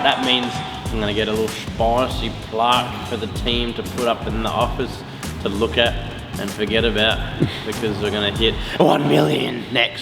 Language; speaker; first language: English; native; English